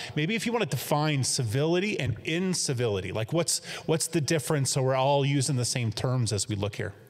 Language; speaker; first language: English; native; English